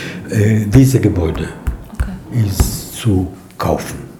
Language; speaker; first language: German; non-native, fluent; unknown